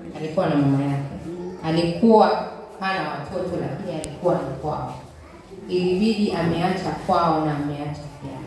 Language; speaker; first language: Swahili; non-native, local second language; Giryama